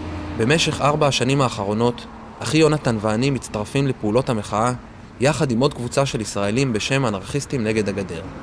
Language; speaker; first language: Hebrew; native; Hebrew